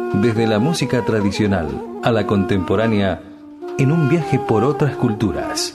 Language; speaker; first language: Spanish; native; Spanish